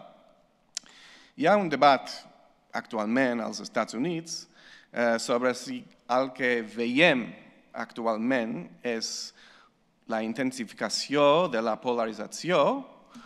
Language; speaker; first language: Catalan; non-native, fluent; English